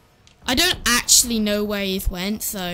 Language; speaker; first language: English; native; English